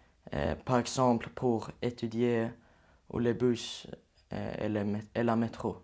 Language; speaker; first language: French; non-native, learner; Swedish